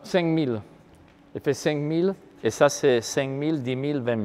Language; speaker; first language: French; non-native, fluent; Italian